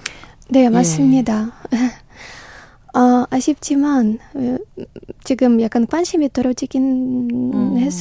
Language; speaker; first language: Korean; non-native, learner; Ukrainian